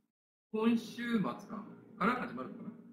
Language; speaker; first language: Japanese; native; Japanese